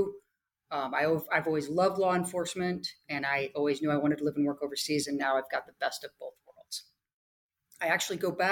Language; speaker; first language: English; native; English